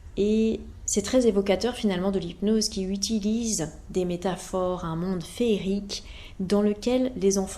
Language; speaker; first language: French; native; French